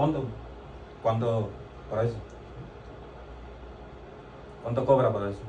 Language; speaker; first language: Spanish; non-native, learner; English